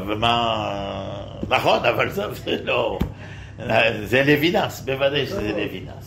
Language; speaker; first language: Hebrew; non-native, fluent; French